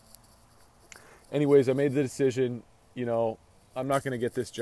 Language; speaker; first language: English; native; English